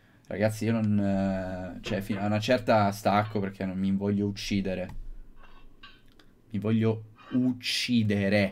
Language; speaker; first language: Italian; native; Italian